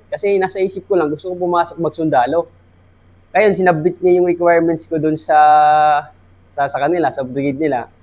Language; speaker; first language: Filipino; non-native, local second language; Maranao